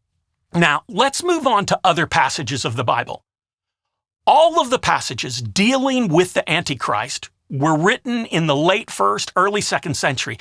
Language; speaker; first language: English; native; English